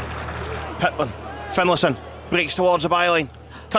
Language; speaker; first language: English; native; English